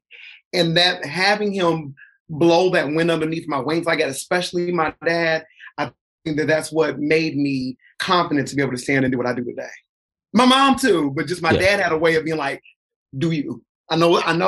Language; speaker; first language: English; native; English